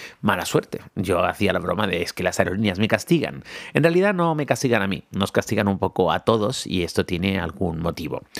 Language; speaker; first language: Spanish; native; Spanish